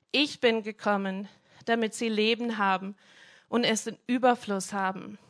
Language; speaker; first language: German; non-native, fluent; English